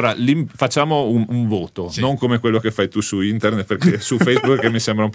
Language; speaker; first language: Italian; native; Italian